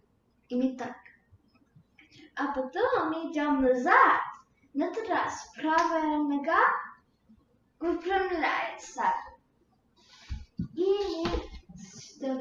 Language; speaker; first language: Russian; early bilingual, heritage; Russian